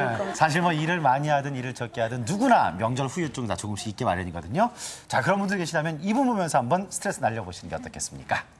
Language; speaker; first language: Korean; native; Korean